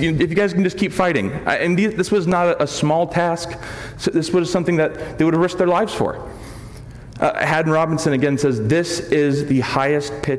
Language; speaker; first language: English; native; English